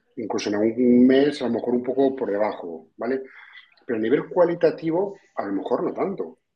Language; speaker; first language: Spanish; native; Spanish